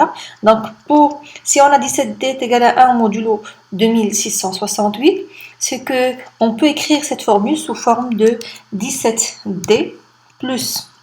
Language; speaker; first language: French; non-native, local second language; Arabic